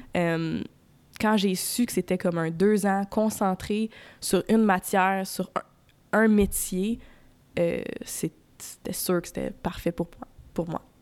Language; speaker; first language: French; native; French